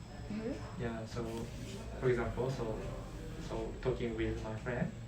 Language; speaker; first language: English; non-native, learner; Japanese